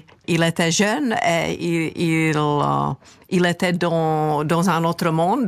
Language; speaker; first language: French; non-native, fluent; Czech